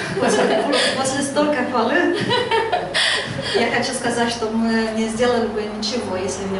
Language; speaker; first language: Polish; non-native, learner; Russian